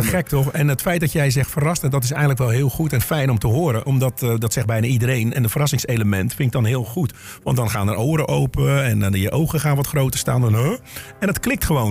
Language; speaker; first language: Dutch; native; Dutch